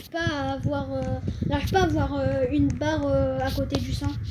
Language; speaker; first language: French; native; French